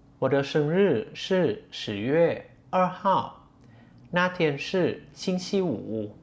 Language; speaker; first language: Chinese; non-native, fluent; Thai